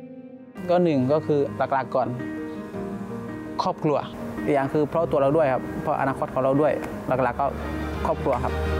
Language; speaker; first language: Thai; native; Thai